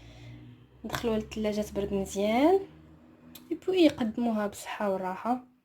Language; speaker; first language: Arabic; native; Arabic